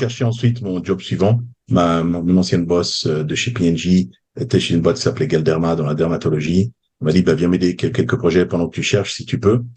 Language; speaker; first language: French; native; French